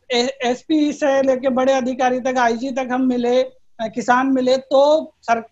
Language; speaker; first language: Hindi; native; Hindi